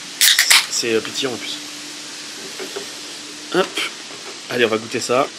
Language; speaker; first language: French; native; French